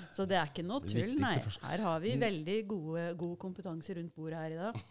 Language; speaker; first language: Norwegian; native; Norwegian